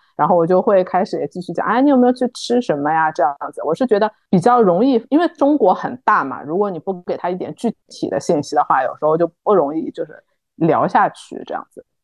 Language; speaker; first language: Chinese; native; Chinese